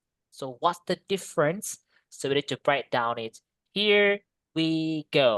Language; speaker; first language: English; non-native, fluent; Indonesian